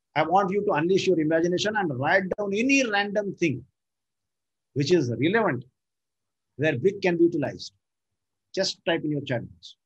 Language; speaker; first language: English; non-native, local second language; Marathi